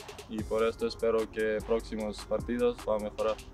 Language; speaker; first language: Spanish; non-native, learner; Serbian